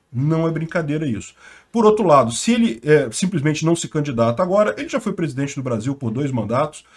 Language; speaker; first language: Portuguese; native; Portuguese